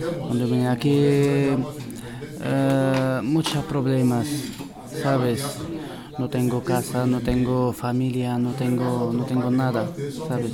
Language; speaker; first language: Spanish; non-native, learner; Arabic